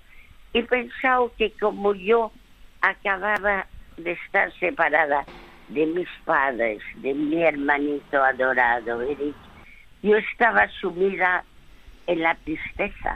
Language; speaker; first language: Spanish; early bilingual, other home language; French